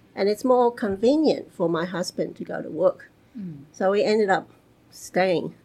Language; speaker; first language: English; early bilingual, other home language; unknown